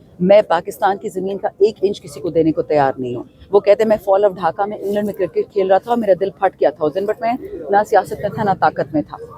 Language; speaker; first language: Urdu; non-native, local second language; Pashto